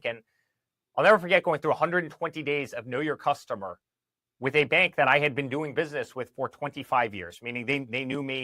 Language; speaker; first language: English; native; English